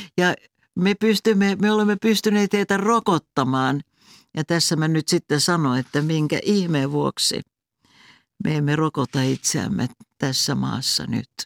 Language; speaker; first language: Finnish; non-native, local second language; Swedish